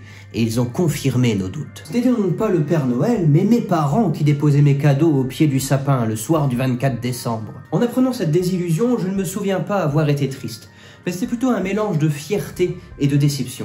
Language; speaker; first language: French; native; French